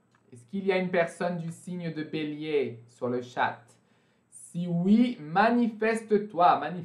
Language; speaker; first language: French; native; French